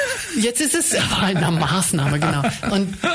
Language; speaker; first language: German; native; German